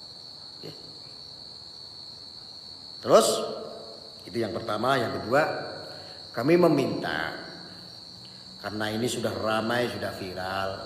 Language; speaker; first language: Indonesian; non-native, local second language; Javanese